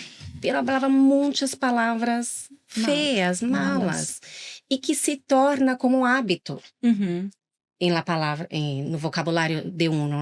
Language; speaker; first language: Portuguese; non-native, learner; Spanish